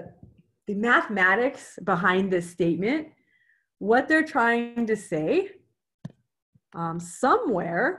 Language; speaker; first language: English; native; English